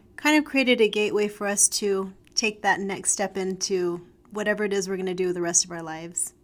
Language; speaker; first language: English; native; English